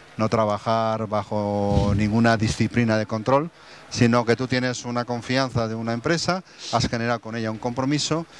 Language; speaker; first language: Spanish; native; Spanish